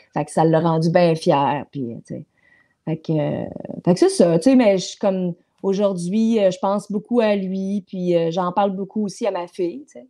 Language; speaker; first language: French; native; French